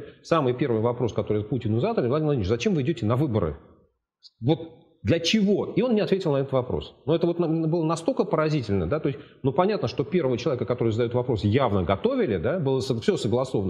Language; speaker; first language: Russian; native; Russian